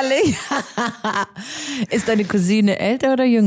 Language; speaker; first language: German; native; German